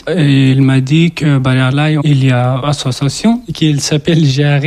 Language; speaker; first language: French; non-native, learner; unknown